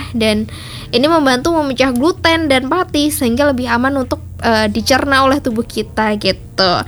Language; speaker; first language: Indonesian; native; Indonesian